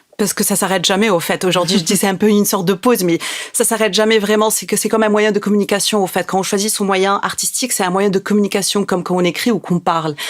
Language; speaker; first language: French; non-native, local second language; Arabic